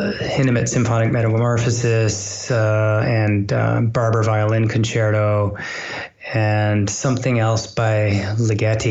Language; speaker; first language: English; native; English